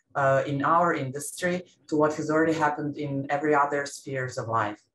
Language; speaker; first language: English; non-native, fluent; Serbian